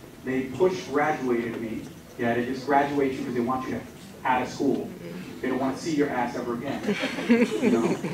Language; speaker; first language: English; early bilingual, other home language; Spanish